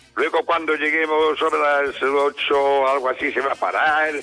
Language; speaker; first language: Spanish; native; Spanish